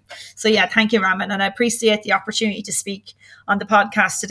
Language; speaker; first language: English; native; English